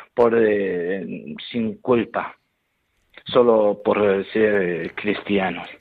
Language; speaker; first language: Spanish; non-native, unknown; Syriac